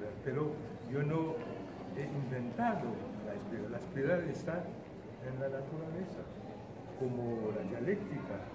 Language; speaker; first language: Spanish; non-native, fluent; Haitian Creole